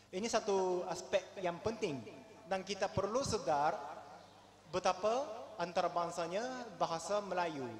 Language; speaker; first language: Malay; non-native, fluent; Japanese